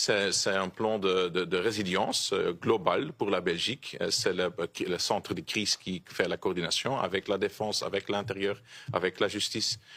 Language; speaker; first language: French; non-native, local second language; Dutch